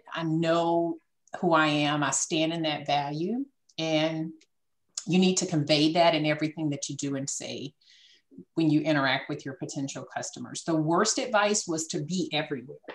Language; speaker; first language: English; native; English